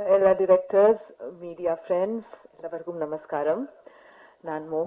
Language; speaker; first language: Tamil; non-native, learner; Bangla